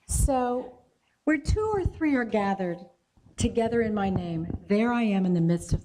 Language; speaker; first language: English; native; English